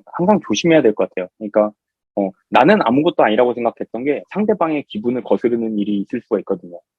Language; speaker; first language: Korean; native; Korean